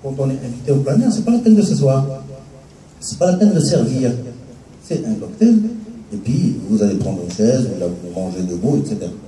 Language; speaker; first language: French; non-native, local second language; Arabic